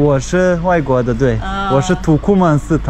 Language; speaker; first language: Chinese; non-native, learner; Turkmen